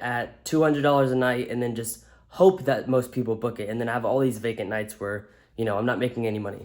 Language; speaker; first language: English; native; English